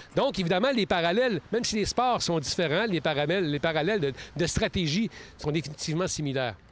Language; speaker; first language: French; native; French